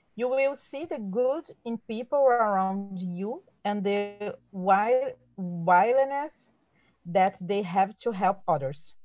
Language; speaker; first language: English; non-native, learner; Portuguese